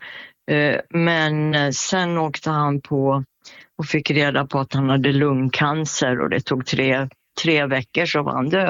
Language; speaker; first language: Swedish; native; Swedish